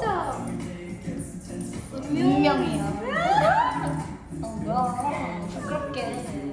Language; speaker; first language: Korean; non-native, learner; Japanese